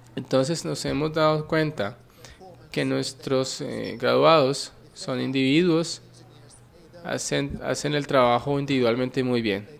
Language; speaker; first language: Spanish; non-native, fluent; Finnish